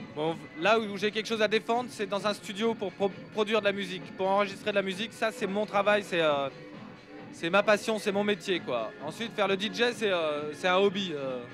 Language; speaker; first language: French; native; French